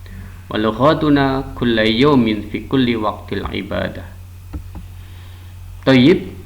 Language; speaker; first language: Arabic; non-native, fluent; Indonesian